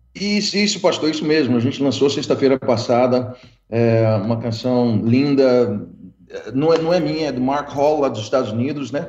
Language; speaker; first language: Portuguese; early bilingual, other home language; English